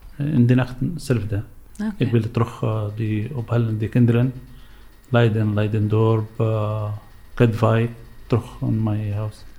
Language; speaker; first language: Dutch; non-native, fluent; Arabic